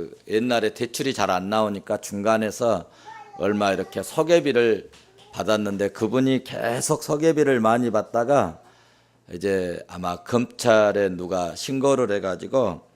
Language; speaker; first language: Korean; native; Korean